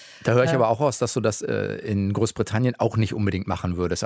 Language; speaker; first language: German; native; German